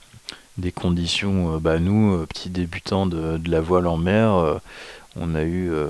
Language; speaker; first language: French; native; French